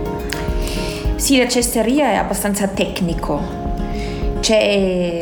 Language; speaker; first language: Italian; non-native, fluent; German